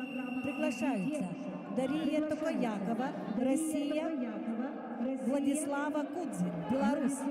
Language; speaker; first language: Russian; native; Russian